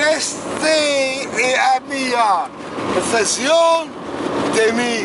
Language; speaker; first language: Spanish; non-native, learner; English